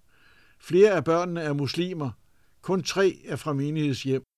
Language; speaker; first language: Danish; native; Danish